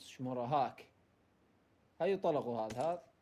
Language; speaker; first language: Arabic; native; Arabic